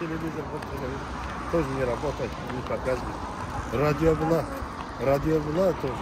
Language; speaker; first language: Russian; non-native, local second language; Kazakh